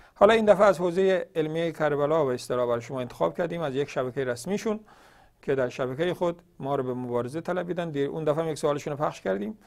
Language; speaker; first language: Persian; native; Persian